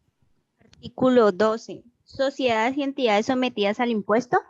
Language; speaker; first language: Spanish; native; Spanish